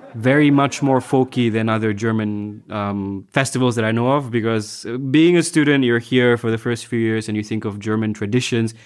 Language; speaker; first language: English; non-native, local second language; Tamil